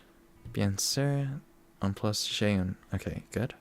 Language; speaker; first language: French; non-native, learner; English